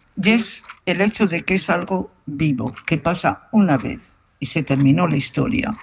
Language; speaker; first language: Spanish; native; Spanish